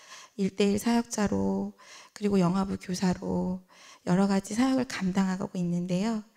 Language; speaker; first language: Korean; native; Korean